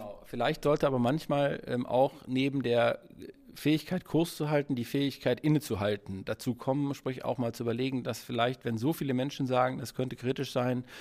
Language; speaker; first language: German; native; German